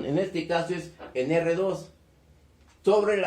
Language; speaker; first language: Spanish; native; Spanish